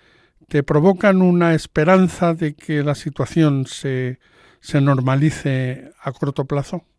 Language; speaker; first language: Spanish; native; Spanish